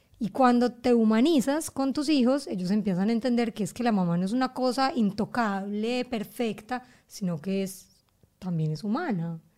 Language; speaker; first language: Spanish; native; Spanish